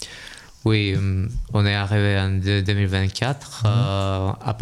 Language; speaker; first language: French; non-native, fluent; Russian